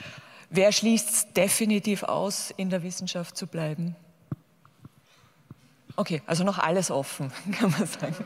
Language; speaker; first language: German; native; German